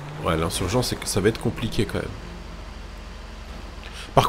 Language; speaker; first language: French; native; French